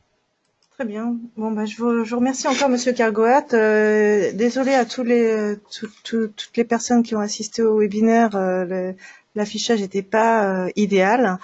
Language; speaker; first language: French; native; French